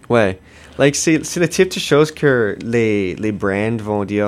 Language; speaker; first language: French; non-native, local second language; English